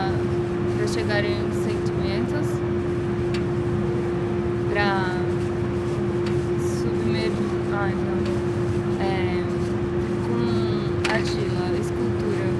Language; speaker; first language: Spanish; non-native, fluent; Portuguese